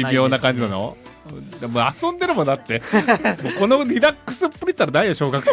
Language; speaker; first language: Japanese; native; Japanese